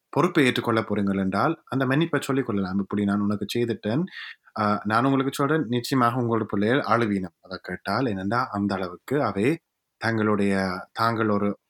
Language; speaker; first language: Tamil; native; Tamil